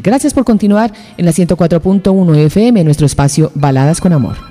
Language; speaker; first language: Spanish; native; Spanish